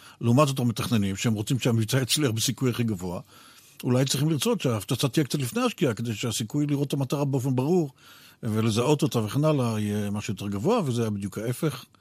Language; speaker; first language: Hebrew; native; Hebrew